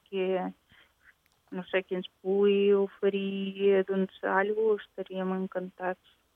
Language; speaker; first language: Catalan; non-native, fluent; Ukrainian